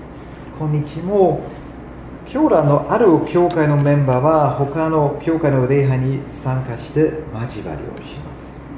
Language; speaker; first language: Japanese; non-native, fluent; German